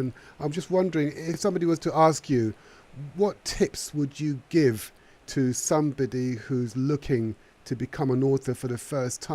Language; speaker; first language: English; native; English